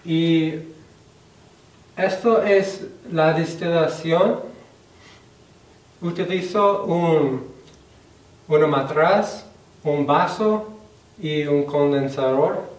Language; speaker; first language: Spanish; non-native, fluent; English